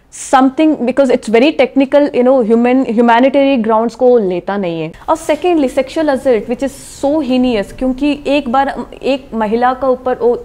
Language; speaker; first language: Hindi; non-native, local second language; Kannada